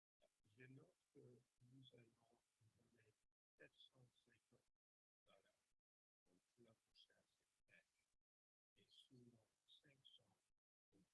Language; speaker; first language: French; non-native, local second language; English